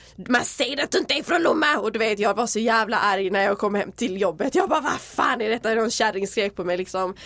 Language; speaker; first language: Swedish; early bilingual, other home language; Serbian